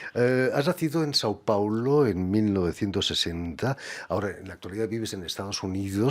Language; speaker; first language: Spanish; native; Spanish